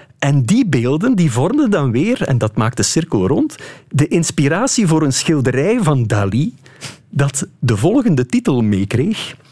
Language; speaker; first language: Dutch; native; Dutch